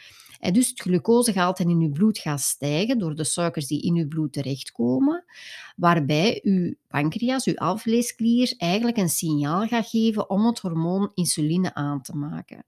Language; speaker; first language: Dutch; native; Dutch